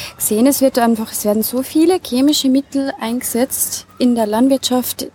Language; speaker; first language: German; native; German